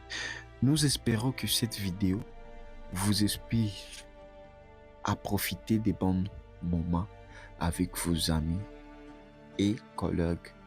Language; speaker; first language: French; non-native, local second language; Swahili